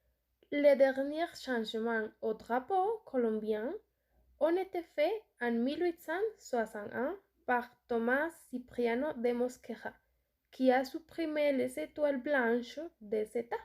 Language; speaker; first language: French; non-native, learner; Spanish